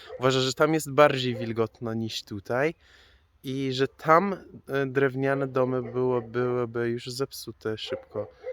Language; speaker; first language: Polish; non-native, fluent; Persian